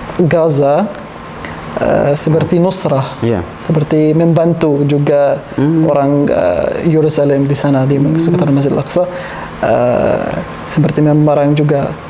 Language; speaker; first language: Indonesian; non-native, learner; Arabic